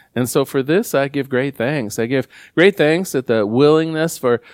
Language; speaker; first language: English; native; English